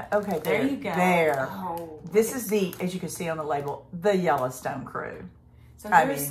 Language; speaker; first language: English; native; English